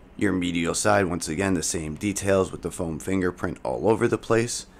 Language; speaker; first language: English; native; English